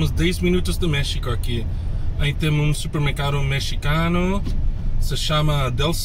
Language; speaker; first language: Portuguese; non-native, learner; English